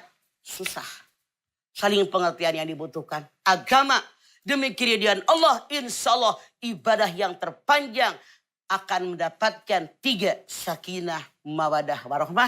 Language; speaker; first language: Indonesian; native; Indonesian